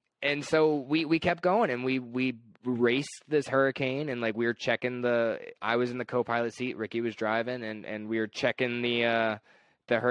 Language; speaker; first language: English; native; English